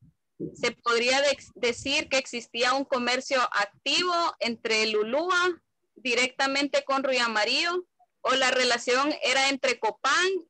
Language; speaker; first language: Spanish; native; Spanish